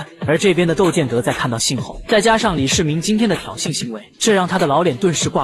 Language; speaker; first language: Chinese; native; Chinese